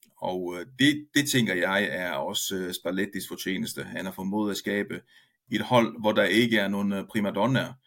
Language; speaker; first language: Danish; non-native, fluent; Italian